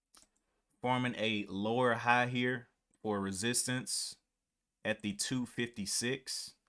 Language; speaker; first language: English; native; English